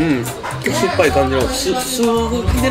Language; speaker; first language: Japanese; native; Japanese